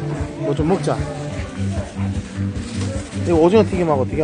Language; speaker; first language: Korean; native; Korean